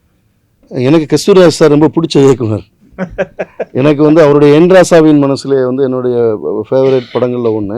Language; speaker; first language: Tamil; native; Tamil